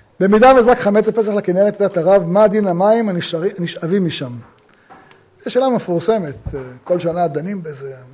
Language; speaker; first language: Hebrew; native; Hebrew